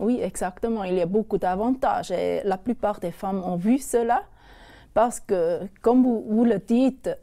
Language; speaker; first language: French; non-native, local second language; German